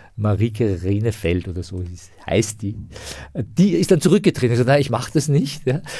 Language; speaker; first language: German; non-native, fluent; Persian